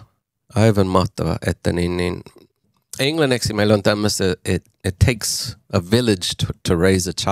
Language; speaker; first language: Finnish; non-native, learner; English